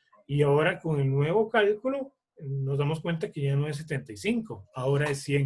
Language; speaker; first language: Spanish; native; Spanish